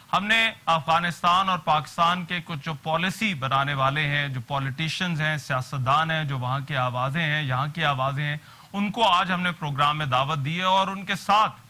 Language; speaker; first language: Urdu; native; Urdu